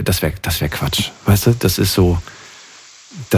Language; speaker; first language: German; native; German